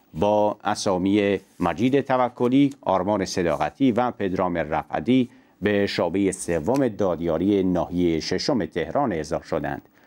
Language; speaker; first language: Persian; non-native, local second language; Central Kurdish